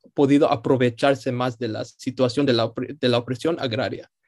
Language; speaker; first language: Spanish; early bilingual, heritage; Spanish